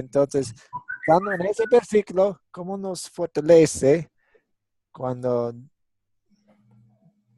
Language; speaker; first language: Spanish; non-native, fluent; English